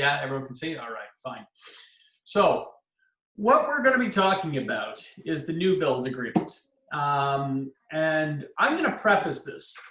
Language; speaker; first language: English; native; English